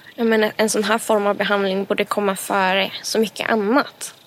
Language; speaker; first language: Swedish; native; Swedish